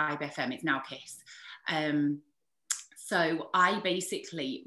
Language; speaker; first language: English; native; English